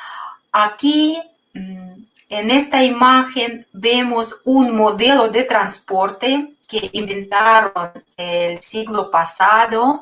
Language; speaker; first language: Spanish; non-native, fluent; Russian